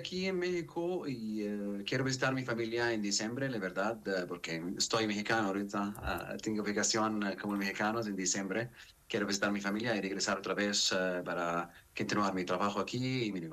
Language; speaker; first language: Spanish; non-native, learner; Arabic